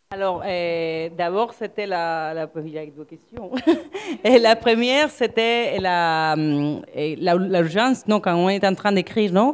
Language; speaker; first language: French; non-native, fluent; Spanish